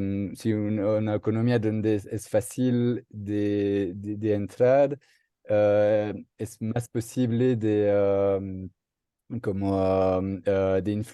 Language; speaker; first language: Spanish; non-native, learner; French